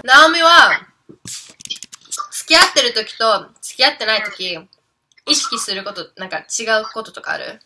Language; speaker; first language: Japanese; early bilingual, heritage; Japanese